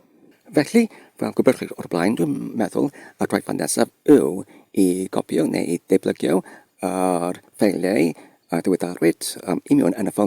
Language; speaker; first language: Welsh; non-native, fluent; English